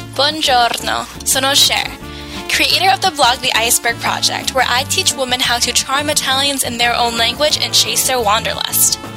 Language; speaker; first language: English; native; English